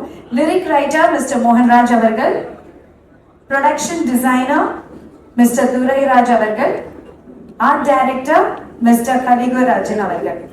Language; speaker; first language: Tamil; native; Tamil